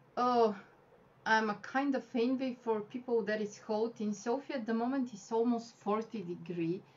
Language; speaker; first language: English; non-native, fluent; Bulgarian